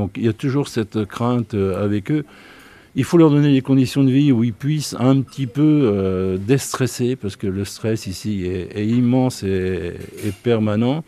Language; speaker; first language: French; native; French